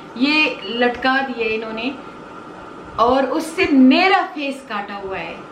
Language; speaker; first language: Urdu; non-native, local second language; Pashto